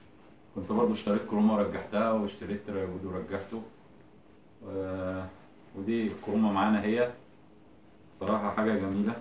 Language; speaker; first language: Arabic; native; Arabic